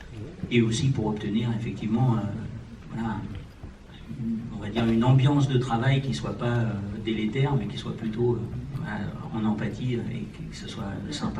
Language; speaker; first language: French; native; French